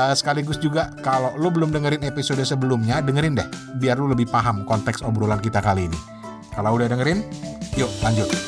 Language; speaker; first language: Indonesian; native; Indonesian